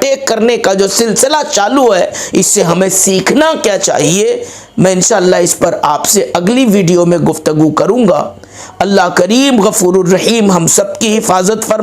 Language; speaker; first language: Urdu; native; Urdu